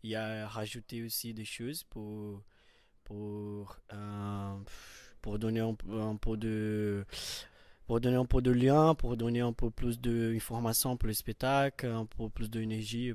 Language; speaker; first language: French; non-native, learner; Portuguese